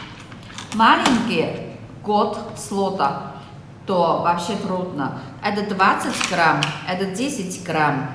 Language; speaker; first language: Russian; non-native, learner; Chinese